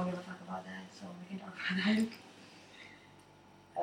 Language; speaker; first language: English; non-native, local second language; Urdu